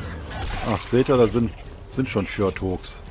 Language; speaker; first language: German; native; German